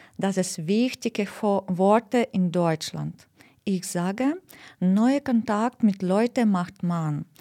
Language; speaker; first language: German; non-native, learner; Ukrainian